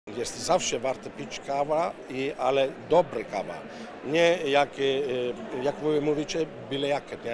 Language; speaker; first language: Polish; non-native, learner; Italian